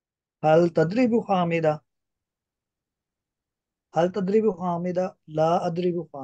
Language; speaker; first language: Arabic; non-native, learner; Urdu